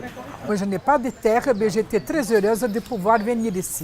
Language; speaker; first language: French; non-native, fluent; Portuguese